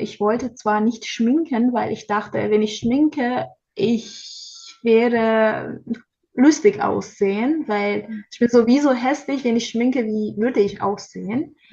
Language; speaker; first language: German; non-native, learner; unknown